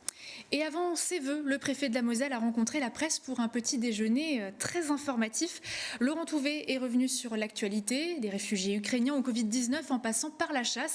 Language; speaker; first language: French; native; French